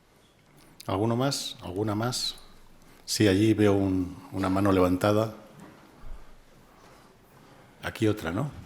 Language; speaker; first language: Spanish; native; Spanish